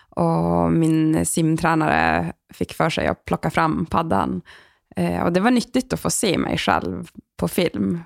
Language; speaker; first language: Swedish; native; Swedish